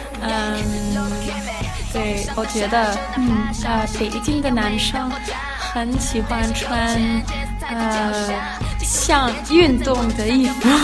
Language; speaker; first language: Chinese; non-native, learner; Danish